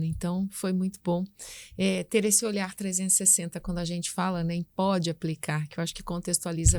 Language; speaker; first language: Portuguese; native; Portuguese